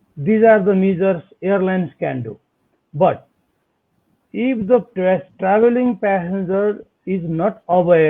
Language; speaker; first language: English; non-native, local second language; Nepali